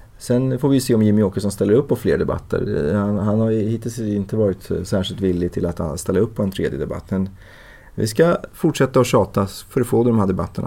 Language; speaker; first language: Swedish; early bilingual, other home language; Persian